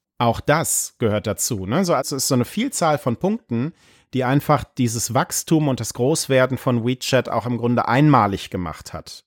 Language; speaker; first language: German; native; German